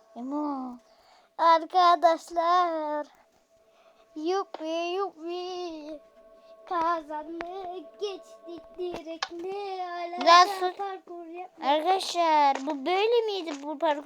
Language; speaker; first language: Turkish; native; Turkish